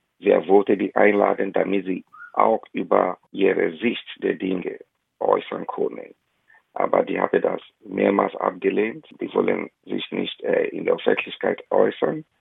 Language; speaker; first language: German; non-native, fluent; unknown